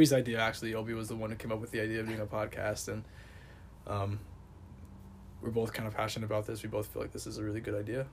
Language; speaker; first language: English; native; English